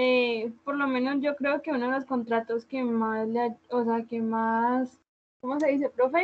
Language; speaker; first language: Spanish; native; Spanish